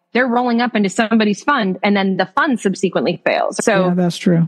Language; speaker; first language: English; native; English